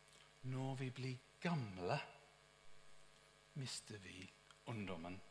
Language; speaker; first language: Norwegian; non-native, fluent; English